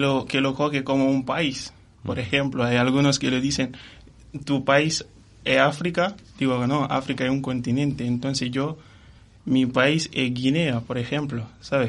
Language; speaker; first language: Spanish; non-native, fluent; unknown